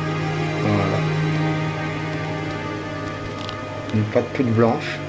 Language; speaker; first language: French; native; French